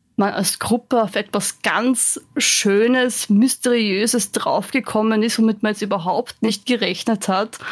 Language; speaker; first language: German; native; German